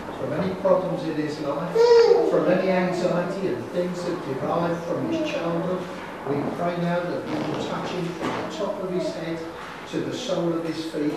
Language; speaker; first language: English; native; English